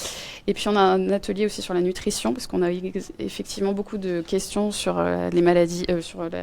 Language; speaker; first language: French; native; French